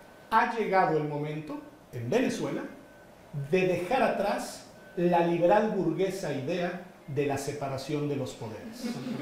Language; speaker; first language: Spanish; native; Spanish